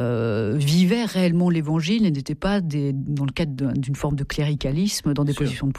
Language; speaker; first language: French; native; French